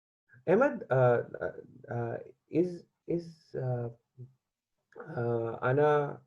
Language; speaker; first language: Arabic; non-native, learner; Hindi